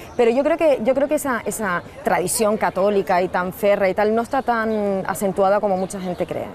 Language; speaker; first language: Spanish; native; Spanish